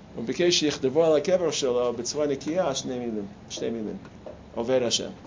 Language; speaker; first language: Hebrew; non-native, fluent; English